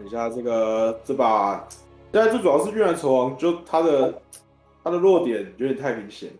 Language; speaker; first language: Chinese; native; Chinese